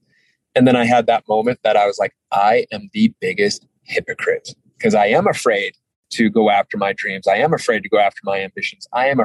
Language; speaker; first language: English; native; English